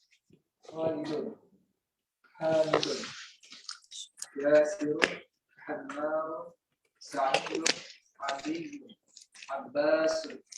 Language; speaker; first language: Arabic; non-native, learner; Indonesian